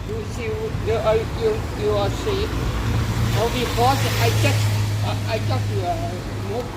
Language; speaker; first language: English; non-native, learner; Thai